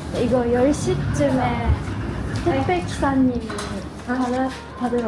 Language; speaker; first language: Korean; non-native, learner; Japanese